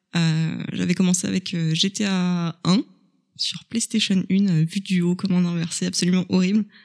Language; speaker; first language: French; native; French